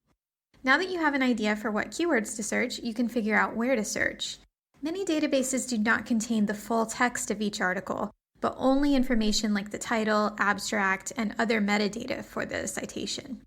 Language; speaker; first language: English; native; English